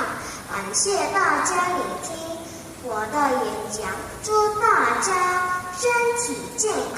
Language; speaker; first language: Chinese; non-native, learner; Korean